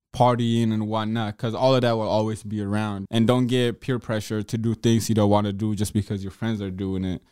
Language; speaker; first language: English; early bilingual, other home language; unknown